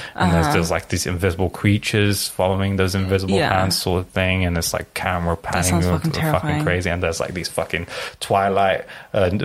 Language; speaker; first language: English; early bilingual, other home language; Arabic